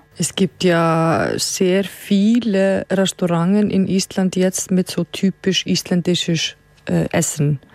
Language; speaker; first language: German; non-native, fluent; Icelandic